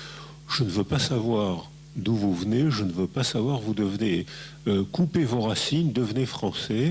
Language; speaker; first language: French; native; French